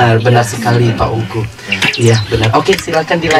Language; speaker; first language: Indonesian; native; Indonesian